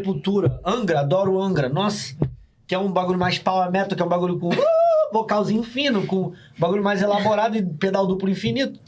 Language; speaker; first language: Portuguese; native; Portuguese